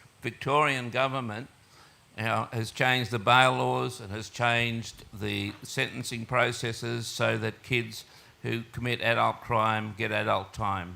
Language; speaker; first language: English; native; English